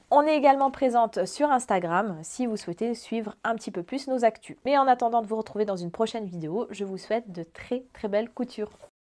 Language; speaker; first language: French; native; French